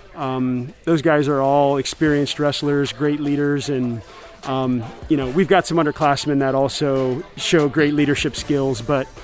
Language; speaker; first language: English; native; English